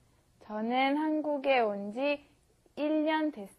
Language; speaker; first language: Korean; non-native, learner; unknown